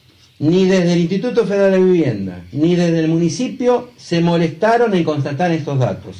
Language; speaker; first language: Spanish; native; Spanish